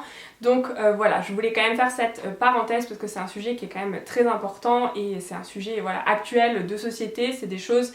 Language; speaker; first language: French; native; French